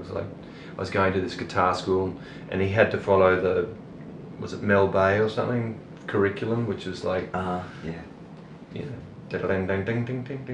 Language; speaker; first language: English; native; English